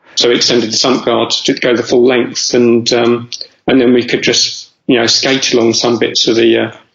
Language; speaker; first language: English; native; English